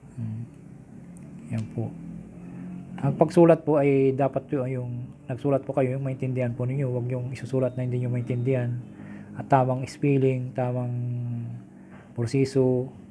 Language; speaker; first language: Filipino; non-native, local second language; Pangasinan